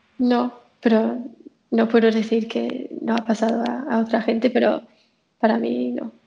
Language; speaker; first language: Spanish; non-native, fluent; English